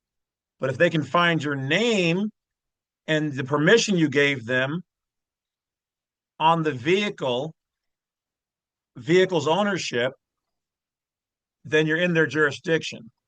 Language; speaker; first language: English; native; English